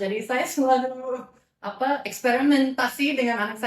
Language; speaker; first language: Indonesian; non-native, fluent; English